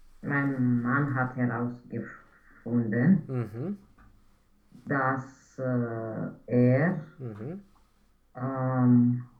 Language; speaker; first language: German; non-native, learner; Romanian